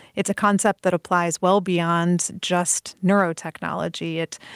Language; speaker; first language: English; early bilingual, other home language; Persian